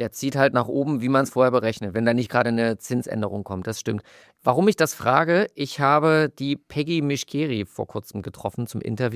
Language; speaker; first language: German; native; German